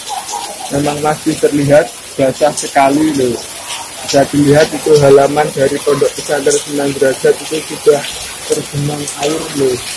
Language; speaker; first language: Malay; non-native, local second language; Javanese